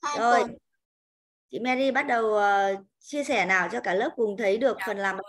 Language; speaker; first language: Vietnamese; native; Vietnamese